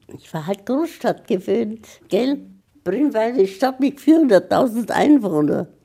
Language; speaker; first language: German; early bilingual, heritage; Czech